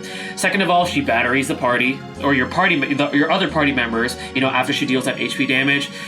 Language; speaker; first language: English; native; English